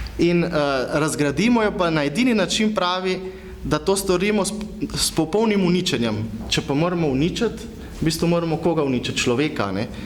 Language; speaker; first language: Slovenian; native; Slovenian